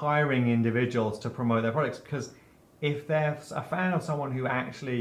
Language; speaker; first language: English; native; English